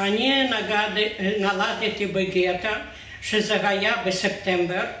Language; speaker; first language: Hebrew; non-native, fluent; Russian